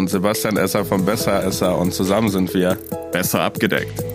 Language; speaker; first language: German; native; German